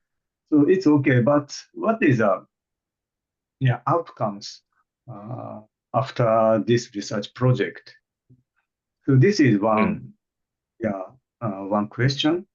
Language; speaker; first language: English; non-native, fluent; Japanese